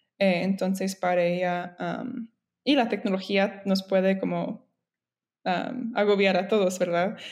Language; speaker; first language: Spanish; non-native, fluent; English